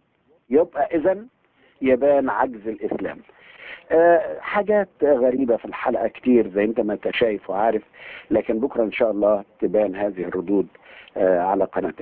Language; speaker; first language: Arabic; native; Arabic